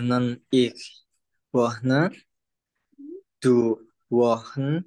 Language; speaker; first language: German; non-native, learner; Indonesian